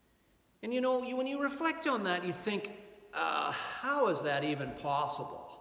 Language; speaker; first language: English; native; English